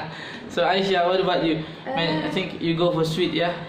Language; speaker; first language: English; non-native, fluent; Indonesian